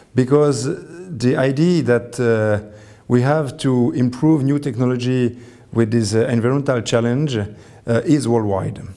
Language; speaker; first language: English; non-native, fluent; French